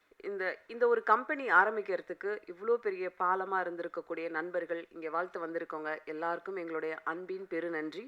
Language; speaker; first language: Tamil; native; Tamil